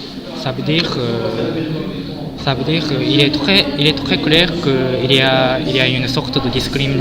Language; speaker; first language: French; non-native, fluent; Japanese